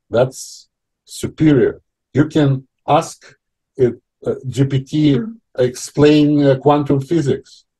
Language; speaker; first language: English; non-native, fluent; Russian